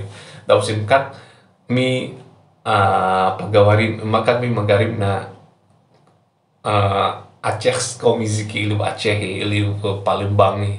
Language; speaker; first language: Russian; non-native, learner; Javanese